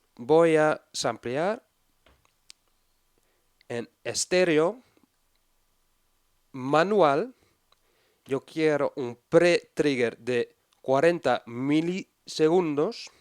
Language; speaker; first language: Spanish; non-native, fluent; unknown